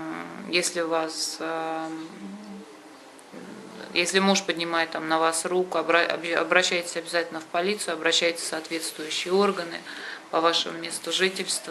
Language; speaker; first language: Russian; native; Russian